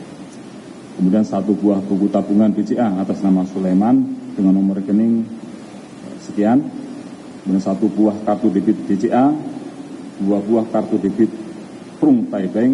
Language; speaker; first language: Indonesian; native; Indonesian